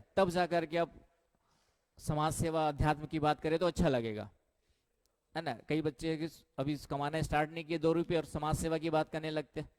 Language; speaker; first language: Hindi; native; Hindi